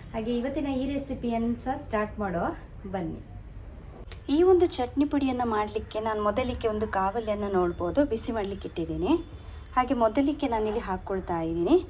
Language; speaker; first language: Kannada; non-native, local second language; Konkani